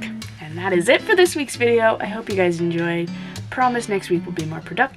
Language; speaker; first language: English; native; English